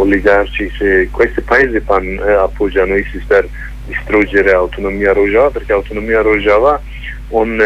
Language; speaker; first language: Italian; non-native, learner; Kurdish